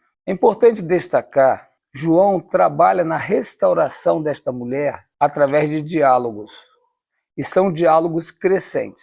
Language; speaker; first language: Portuguese; native; Portuguese